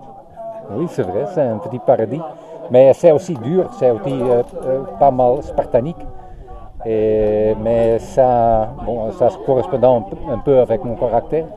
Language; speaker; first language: French; non-native, learner; Dutch